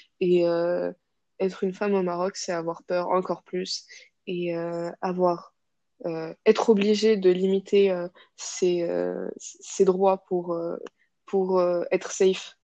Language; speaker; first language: French; non-native, local second language; Arabic